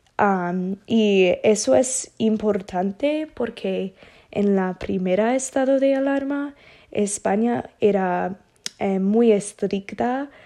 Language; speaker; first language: Spanish; non-native, learner; English